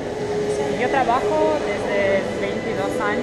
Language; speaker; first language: Spanish; non-native, fluent; Russian